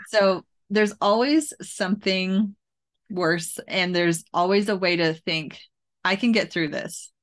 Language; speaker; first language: English; native; English